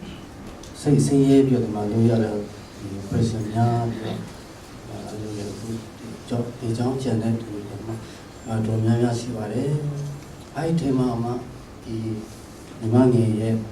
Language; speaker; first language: Burmese; non-native, local second language; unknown